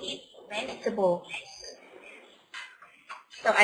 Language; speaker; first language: English; non-native, learner; Vietnamese